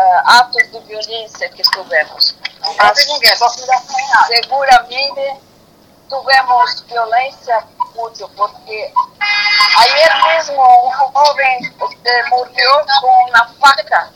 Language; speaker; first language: Spanish; non-native, fluent; Portuguese